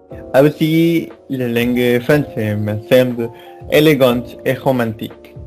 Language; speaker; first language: French; non-native, learner; Spanish